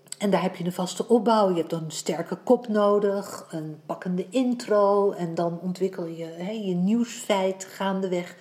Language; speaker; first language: Dutch; native; Dutch